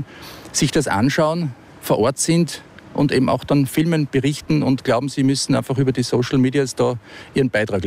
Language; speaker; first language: German; native; German